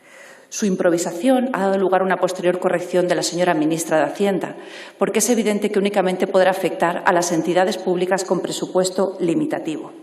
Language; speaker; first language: Spanish; native; Spanish